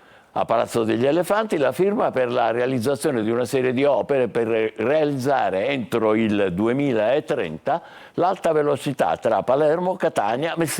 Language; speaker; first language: Italian; native; Italian